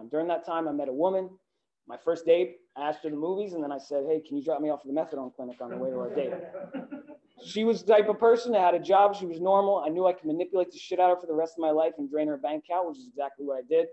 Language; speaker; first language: English; native; English